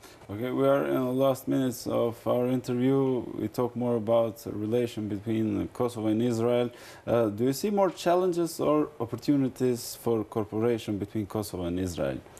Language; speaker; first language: English; non-native, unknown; Albanian